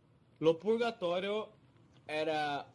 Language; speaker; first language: Spanish; non-native, learner; Portuguese